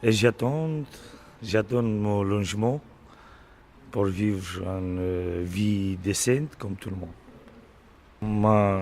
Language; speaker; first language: French; non-native, learner; Romanian